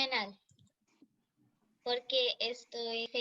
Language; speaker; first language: Spanish; non-native, learner; English